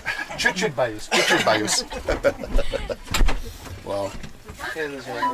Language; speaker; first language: Russian; non-native, learner; English